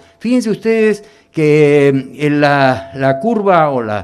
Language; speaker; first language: Spanish; native; Spanish